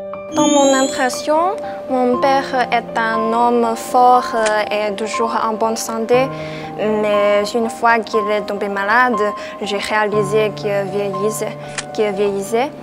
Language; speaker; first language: French; non-native, fluent; Chinese